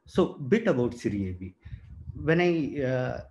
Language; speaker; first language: English; non-native, local second language; Telugu